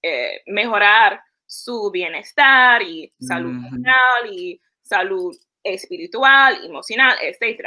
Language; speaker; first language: Spanish; early bilingual, heritage; English